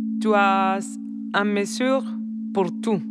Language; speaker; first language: French; non-native, learner; Spanish